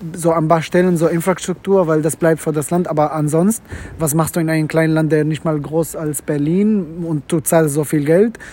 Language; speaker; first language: German; non-native, fluent; Arabic